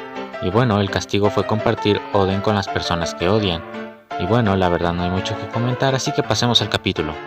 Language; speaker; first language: Spanish; native; Spanish